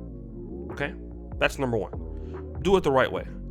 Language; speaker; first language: English; native; English